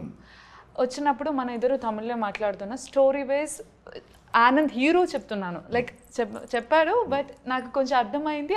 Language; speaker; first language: Telugu; non-native, learner; Malayalam